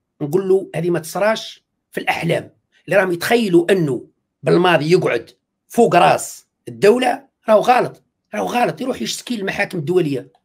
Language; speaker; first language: Arabic; native; Arabic